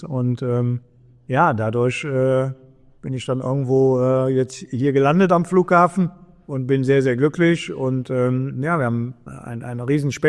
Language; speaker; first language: German; native; German